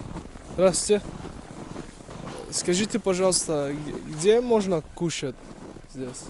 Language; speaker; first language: Russian; non-native, learner; French